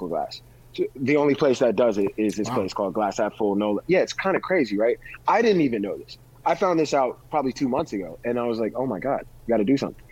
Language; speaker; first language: English; native; English